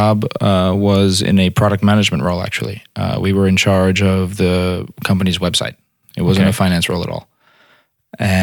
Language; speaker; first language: English; native; English